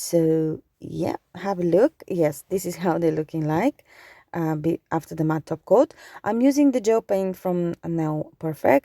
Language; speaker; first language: English; non-native, fluent; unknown